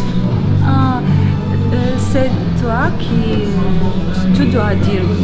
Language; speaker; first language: French; non-native, learner; Ukrainian